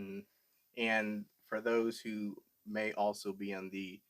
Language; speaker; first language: English; native; English